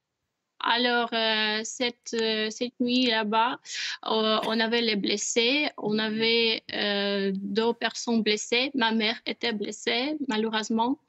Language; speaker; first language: French; non-native, fluent; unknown